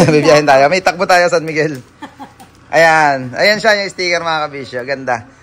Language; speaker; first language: Filipino; native; Filipino